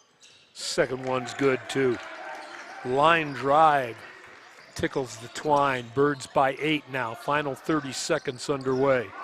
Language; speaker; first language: English; native; English